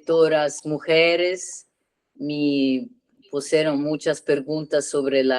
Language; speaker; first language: Spanish; non-native, learner; Italian